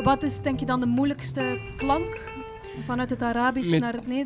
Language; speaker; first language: Dutch; native; Dutch